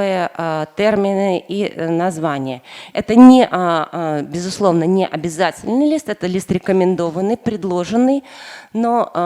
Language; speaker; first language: Russian; native; Russian